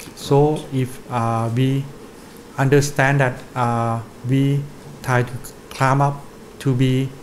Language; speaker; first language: English; non-native, learner; Thai